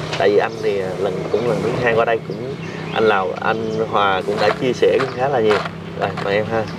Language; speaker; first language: Vietnamese; native; Vietnamese